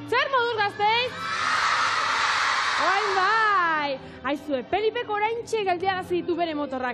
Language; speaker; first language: Basque; native; Basque